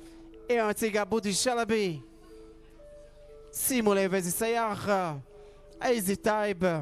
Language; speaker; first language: Hebrew; non-native, local second language; Arabic